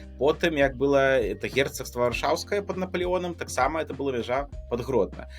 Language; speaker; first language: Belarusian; non-native, local second language; Russian